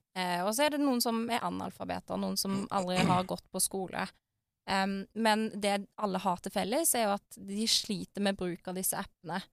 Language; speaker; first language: Norwegian; early bilingual, other home language; Arabic